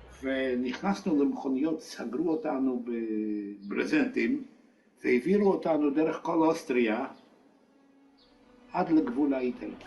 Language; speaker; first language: Hebrew; non-native, fluent; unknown